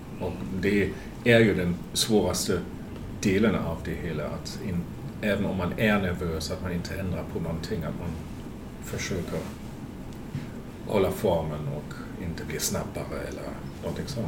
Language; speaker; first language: Swedish; non-native, fluent; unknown